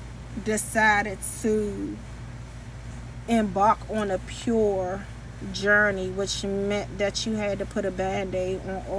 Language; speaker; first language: English; native; English